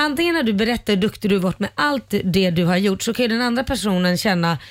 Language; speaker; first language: Swedish; native; Swedish